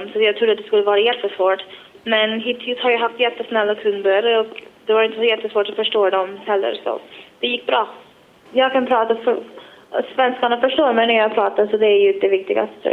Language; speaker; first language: Swedish; non-native, fluent; Wolof